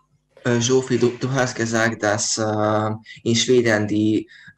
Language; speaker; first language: German; non-native, learner; Hungarian